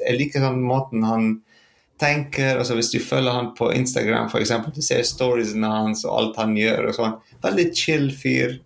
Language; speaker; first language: Norwegian; non-native, fluent; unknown